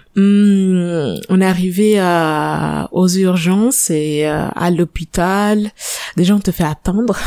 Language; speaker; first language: French; non-native, fluent; Italian